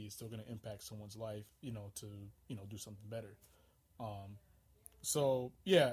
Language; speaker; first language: English; native; English